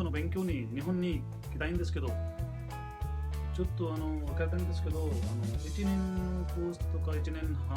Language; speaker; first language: Japanese; non-native, fluent; Hindi